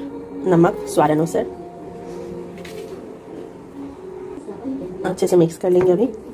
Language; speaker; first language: Hindi; native; Hindi